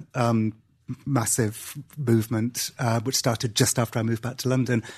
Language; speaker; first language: English; native; English